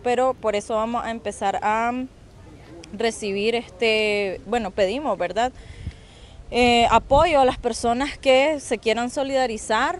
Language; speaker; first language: Spanish; native; Spanish